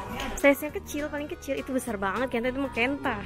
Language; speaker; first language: Indonesian; native; Indonesian